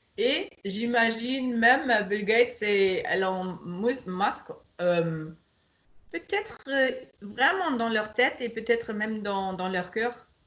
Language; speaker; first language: French; non-native, fluent; German